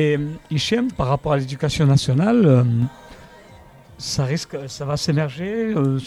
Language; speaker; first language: French; native; French